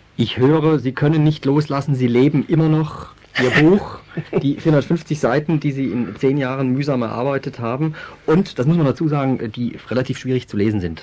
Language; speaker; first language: German; native; German